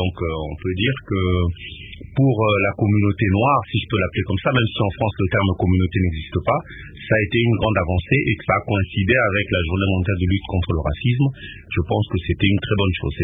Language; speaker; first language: French; non-native, local second language; Lingala